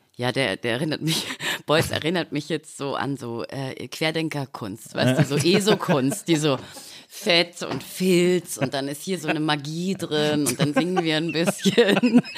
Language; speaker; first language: German; native; German